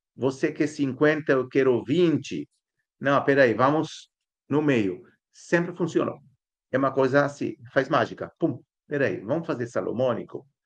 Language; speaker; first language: Portuguese; non-native, fluent; Spanish